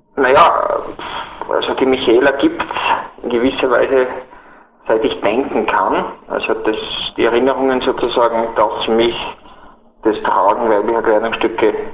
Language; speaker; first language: German; native; German